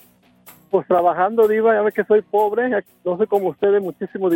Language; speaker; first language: Spanish; native; Spanish